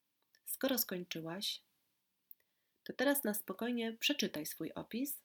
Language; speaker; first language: Polish; native; Polish